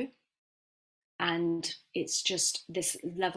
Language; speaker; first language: English; native; English